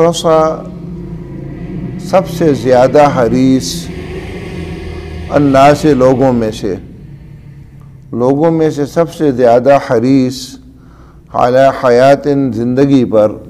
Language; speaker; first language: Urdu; native; Urdu